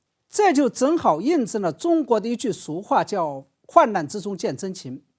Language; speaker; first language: Chinese; native; Chinese